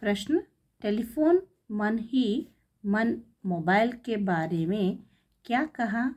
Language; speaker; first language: Hindi; non-native, local second language; Kannada